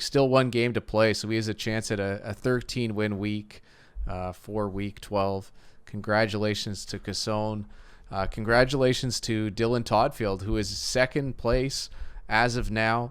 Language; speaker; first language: English; native; English